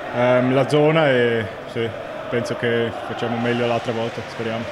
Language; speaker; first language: Italian; non-native, local second language; German